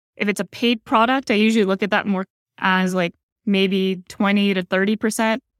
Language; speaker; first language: English; native; English